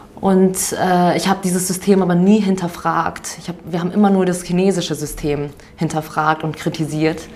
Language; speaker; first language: German; early bilingual, other home language; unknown